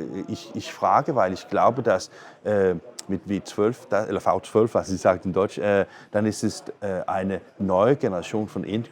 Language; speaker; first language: German; non-native, learner; Danish